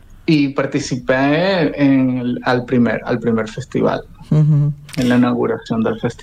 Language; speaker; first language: Catalan; non-native, learner; Spanish